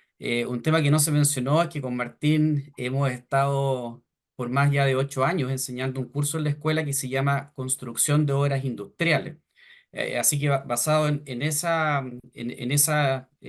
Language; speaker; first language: Spanish; native; Spanish